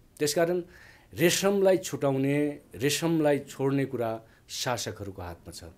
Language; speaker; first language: Nepali; non-native, local second language; Dangaura Tharu